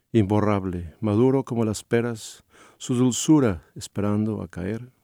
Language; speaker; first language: Spanish; native; Spanish